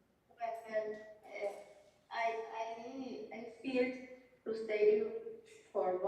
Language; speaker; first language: English; non-native, learner; Spanish